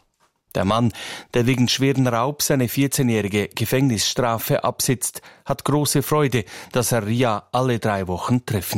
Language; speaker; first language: German; native; German